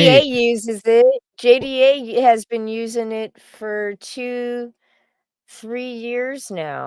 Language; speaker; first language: English; native; English